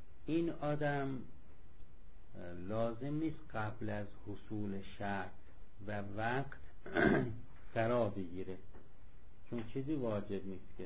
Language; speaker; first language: Persian; native; Persian